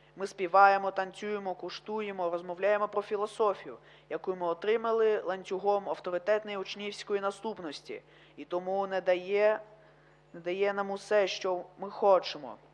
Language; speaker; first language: Ukrainian; non-native, local second language; Russian